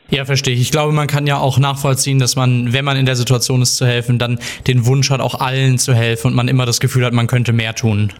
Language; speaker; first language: German; native; German